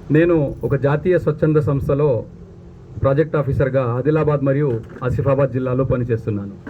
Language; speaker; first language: Telugu; non-native, local second language; Lambadi